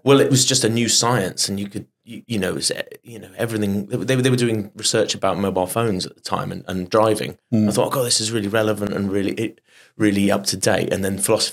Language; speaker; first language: English; native; English